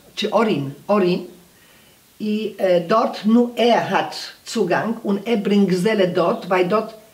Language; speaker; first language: German; non-native, learner; Polish